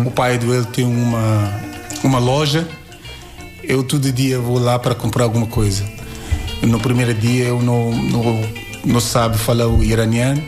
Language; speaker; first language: Portuguese; non-native, learner; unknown